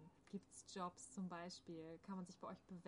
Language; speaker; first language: German; native; German